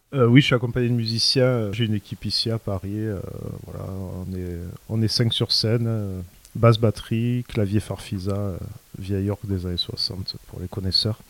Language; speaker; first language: French; native; French